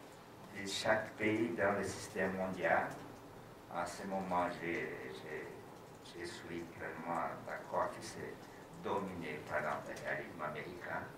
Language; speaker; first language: French; non-native, fluent; Portuguese